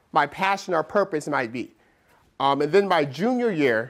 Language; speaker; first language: English; native; English